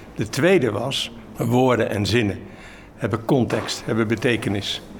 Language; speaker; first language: Dutch; native; Dutch